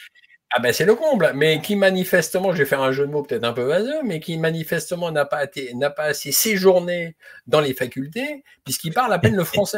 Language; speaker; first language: French; native; French